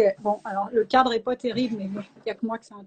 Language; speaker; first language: French; native; French